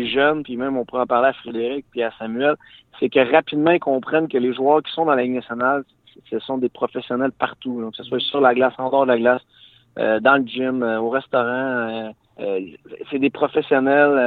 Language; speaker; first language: French; native; French